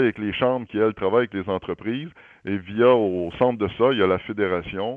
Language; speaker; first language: French; native; French